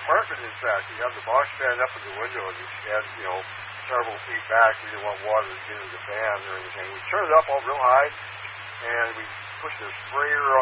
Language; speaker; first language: English; native; English